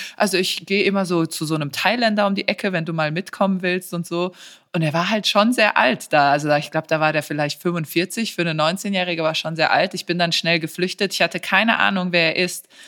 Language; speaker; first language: German; early bilingual, other home language; Serbian